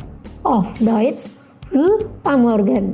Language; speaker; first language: German; non-native, fluent; Indonesian